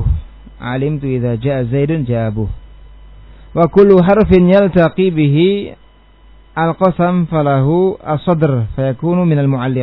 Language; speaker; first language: Arabic; non-native, fluent; Indonesian